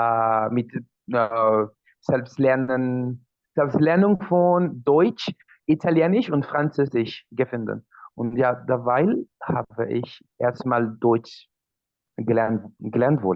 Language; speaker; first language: German; non-native, learner; Spanish